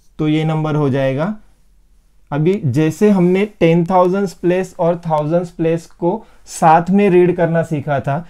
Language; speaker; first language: Hindi; non-native, local second language; Marathi